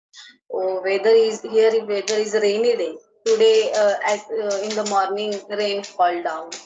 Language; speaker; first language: English; non-native, learner; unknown